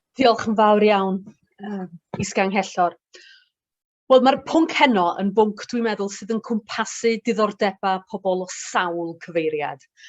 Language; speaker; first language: Welsh; native; Welsh